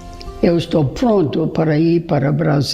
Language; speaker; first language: Portuguese; non-native, fluent; English